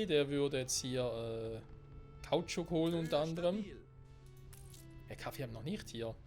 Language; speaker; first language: German; native; German